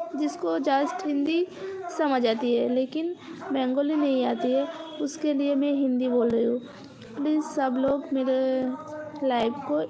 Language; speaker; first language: Hindi; non-native, local second language; Bangla